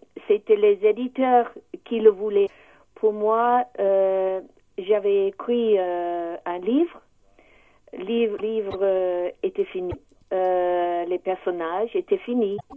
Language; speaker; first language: French; non-native, learner; English